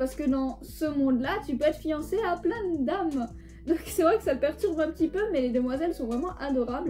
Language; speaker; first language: French; native; French